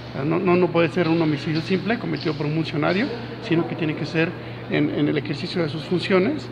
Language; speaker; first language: Spanish; native; Spanish